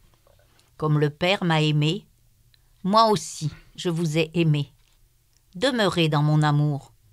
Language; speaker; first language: French; native; French